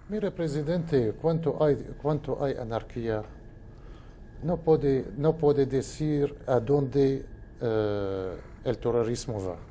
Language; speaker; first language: Portuguese; non-native, fluent; Spanish